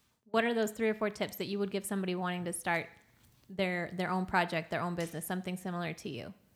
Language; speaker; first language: English; early bilingual, other home language; Spanish